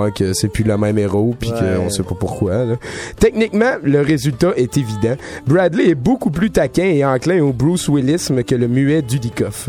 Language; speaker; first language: French; native; French